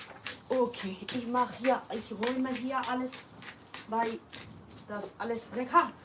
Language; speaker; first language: German; non-native, learner; Kurdish